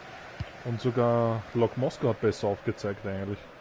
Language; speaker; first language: German; native; German